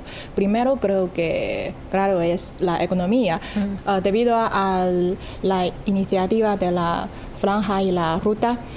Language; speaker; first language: Spanish; non-native, fluent; Chinese